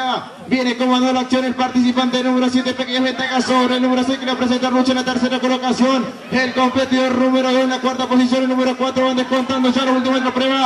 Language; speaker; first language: Spanish; native; Spanish